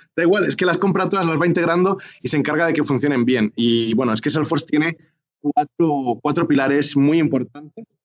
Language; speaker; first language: Spanish; native; Spanish